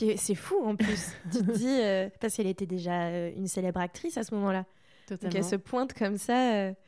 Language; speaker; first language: French; native; French